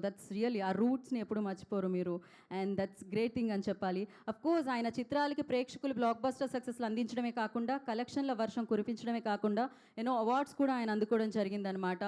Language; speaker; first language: Telugu; native; Telugu